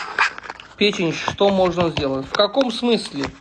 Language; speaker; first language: Russian; non-native, local second language; Uzbek